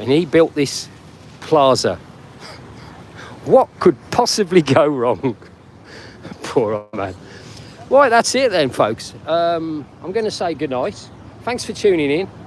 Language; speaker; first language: English; native; English